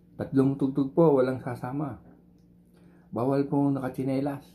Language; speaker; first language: Filipino; native; Filipino